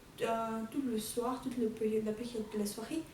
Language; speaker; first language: French; non-native, fluent; Portuguese